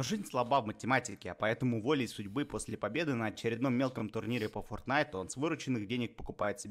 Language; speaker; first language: Russian; native; Russian